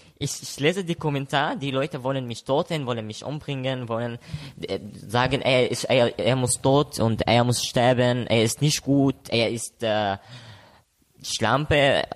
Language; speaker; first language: German; non-native, learner; Arabic